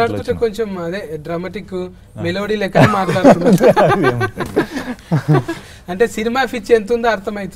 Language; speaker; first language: Telugu; native; Telugu